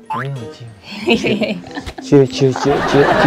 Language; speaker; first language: Japanese; non-native, learner; Vietnamese